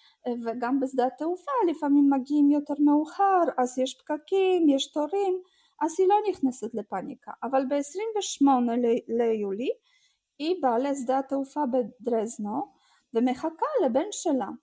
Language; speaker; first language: Hebrew; non-native, fluent; Russian